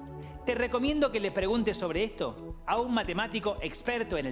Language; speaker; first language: Spanish; native; Spanish